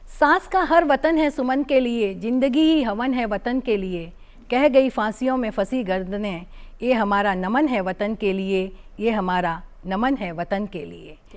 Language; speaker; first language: Hindi; native; Hindi